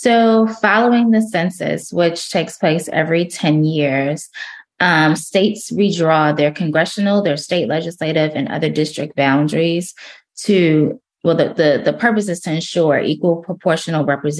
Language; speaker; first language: English; native; English